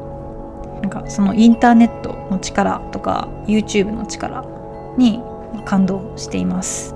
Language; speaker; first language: Japanese; native; Japanese